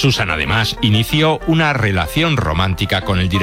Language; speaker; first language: Spanish; native; Spanish